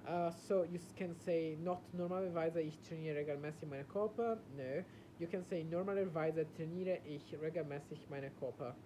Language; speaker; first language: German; non-native, learner; Italian